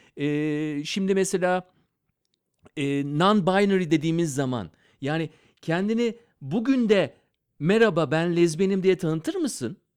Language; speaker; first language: Turkish; native; Turkish